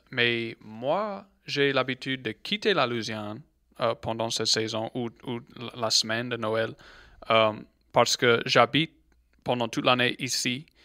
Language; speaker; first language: French; non-native, local second language; English